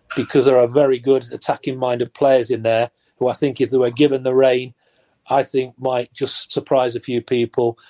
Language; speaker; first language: English; native; English